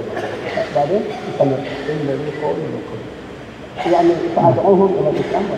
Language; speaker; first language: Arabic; non-native, fluent; Indonesian